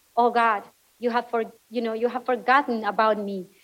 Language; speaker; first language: English; non-native, fluent; Spanish